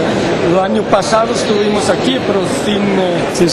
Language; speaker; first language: Spanish; non-native, learner; French